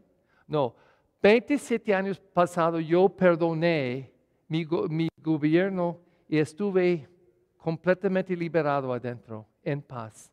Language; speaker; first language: Spanish; non-native, fluent; English